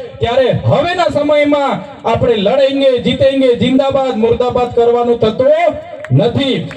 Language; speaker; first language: Gujarati; non-native, local second language; Vasavi